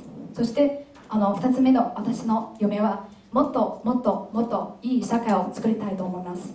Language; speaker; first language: Japanese; non-native, fluent; Chinese